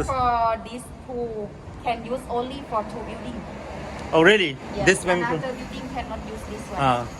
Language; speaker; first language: English; non-native, local second language; Thai